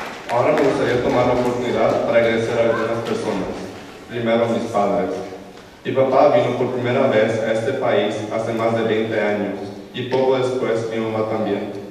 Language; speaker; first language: Spanish; early bilingual, heritage; Spanish